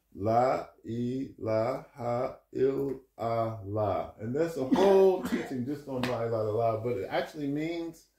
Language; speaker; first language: English; native; English